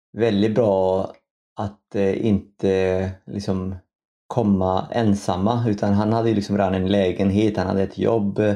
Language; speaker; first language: Swedish; early bilingual, other home language; Somali